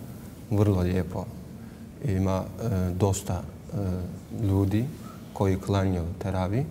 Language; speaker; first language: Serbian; non-native, learner; Turkish